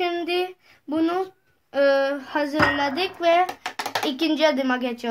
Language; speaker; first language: Turkish; non-native, learner; Urdu